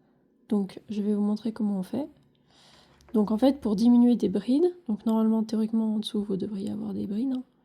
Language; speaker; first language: French; native; French